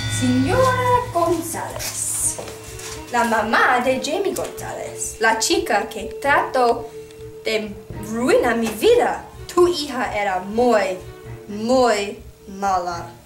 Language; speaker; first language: Spanish; non-native, learner; English